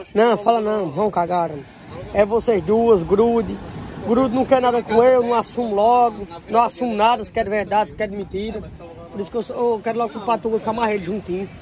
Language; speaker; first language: Portuguese; native; Portuguese